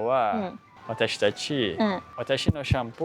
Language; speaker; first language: Japanese; non-native, learner; Portuguese